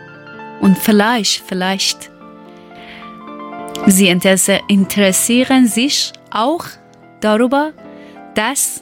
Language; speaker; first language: German; non-native, learner; Persian